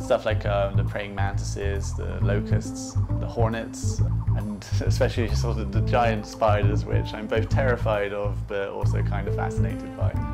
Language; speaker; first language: English; native; English